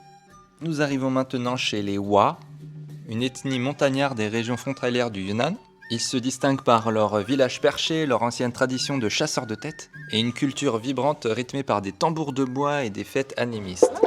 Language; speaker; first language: French; native; French